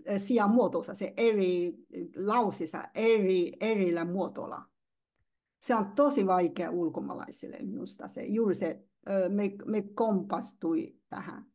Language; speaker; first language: Finnish; non-native, learner; Chinese